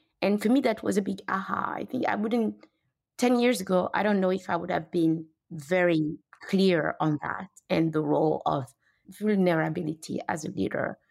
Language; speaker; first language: English; non-native, fluent; French